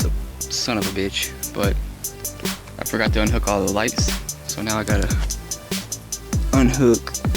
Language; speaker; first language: English; native; English